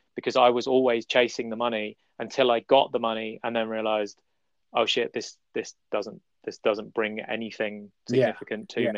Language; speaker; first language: English; native; English